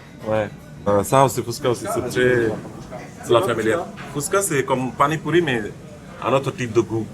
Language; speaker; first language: French; non-native, learner; Bangla